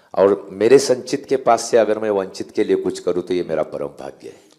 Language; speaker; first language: Hindi; non-native, local second language; Marathi